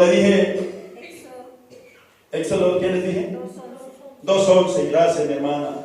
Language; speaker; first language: Spanish; native; Spanish